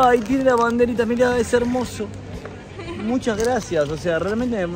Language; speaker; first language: Spanish; native; Spanish